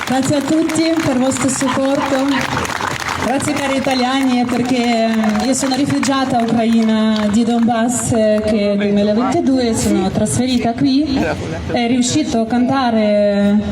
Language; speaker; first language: Italian; non-native, learner; Ukrainian